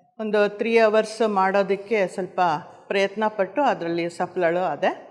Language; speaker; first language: Kannada; native; Kannada